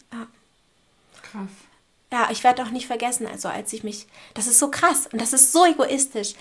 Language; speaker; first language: German; native; German